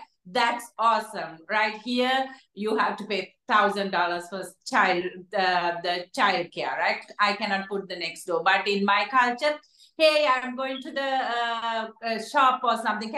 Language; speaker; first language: English; non-native, local second language; Sinhala